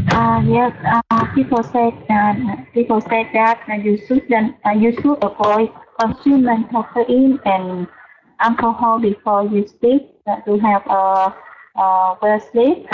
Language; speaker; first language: English; non-native, learner; Vietnamese